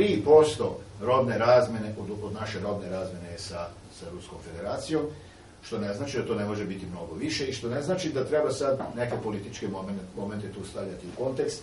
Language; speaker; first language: Serbian; native; Serbian